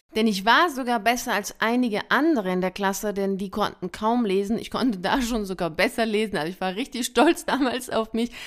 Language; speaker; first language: German; early bilingual, other home language; Persian